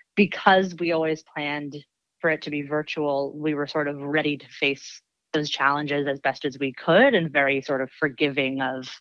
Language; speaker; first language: English; native; English